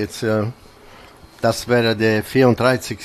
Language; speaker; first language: German; non-native, fluent; Italian